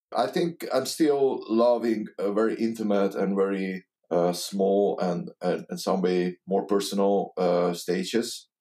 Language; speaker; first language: English; non-native, learner; Hungarian